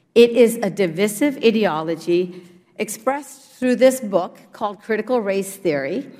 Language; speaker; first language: English; early bilingual, other home language; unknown